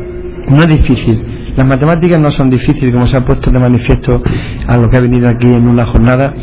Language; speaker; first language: Spanish; native; Spanish